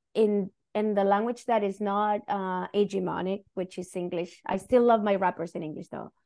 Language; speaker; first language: English; non-native, fluent; Spanish